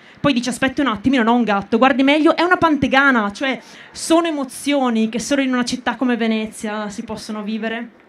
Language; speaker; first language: Italian; native; Italian